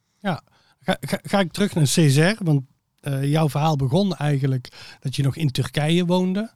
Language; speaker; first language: Dutch; native; Dutch